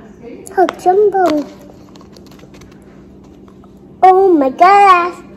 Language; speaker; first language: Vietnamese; early bilingual, heritage; Vietnamese